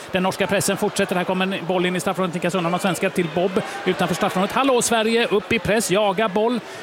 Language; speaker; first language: Swedish; native; Swedish